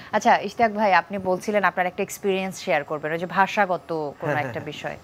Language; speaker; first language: Bangla; native; Bangla